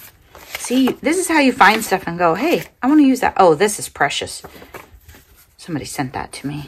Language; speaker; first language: English; native; English